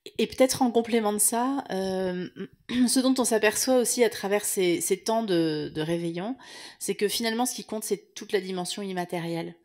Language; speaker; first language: French; native; French